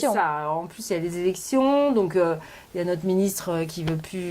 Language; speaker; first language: French; native; French